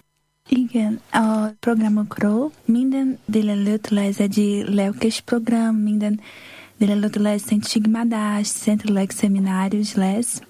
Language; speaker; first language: Hungarian; non-native, learner; Portuguese